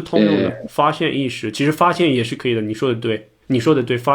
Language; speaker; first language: Chinese; native; Chinese